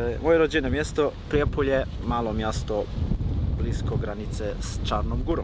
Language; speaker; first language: Polish; non-native, learner; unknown